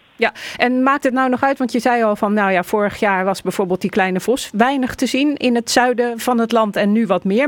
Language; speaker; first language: Dutch; native; Dutch